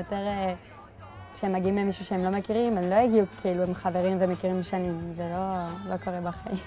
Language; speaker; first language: Hebrew; non-native, learner; French